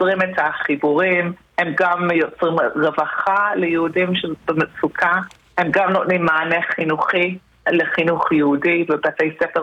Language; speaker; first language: Hebrew; non-native, fluent; English